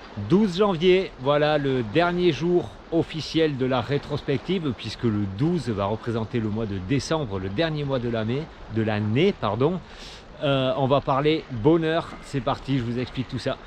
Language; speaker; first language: French; native; French